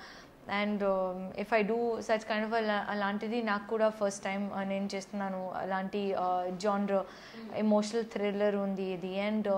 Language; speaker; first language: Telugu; non-native, learner; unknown